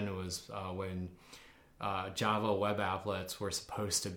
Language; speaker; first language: English; early bilingual, other home language; Chinese